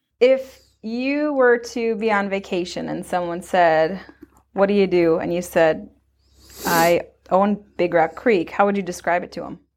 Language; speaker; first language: English; native; English